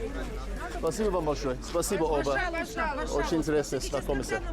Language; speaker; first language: Russian; non-native, learner; English